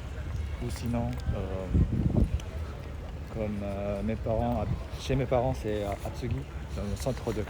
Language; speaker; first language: French; non-native, learner; Japanese